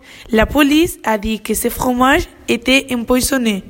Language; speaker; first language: French; non-native, learner; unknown